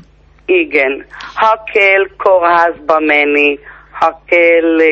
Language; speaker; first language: Hungarian; early bilingual, heritage; Hebrew